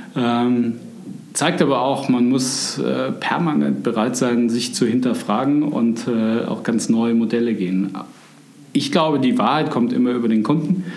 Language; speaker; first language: German; native; German